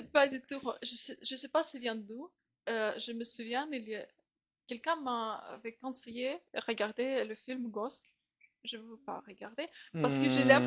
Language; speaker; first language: French; non-native, fluent; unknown